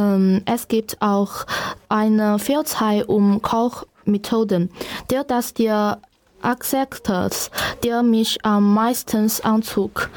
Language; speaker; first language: German; non-native, learner; Chinese